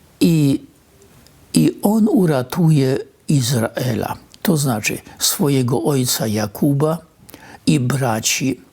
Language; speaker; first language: Polish; native; Polish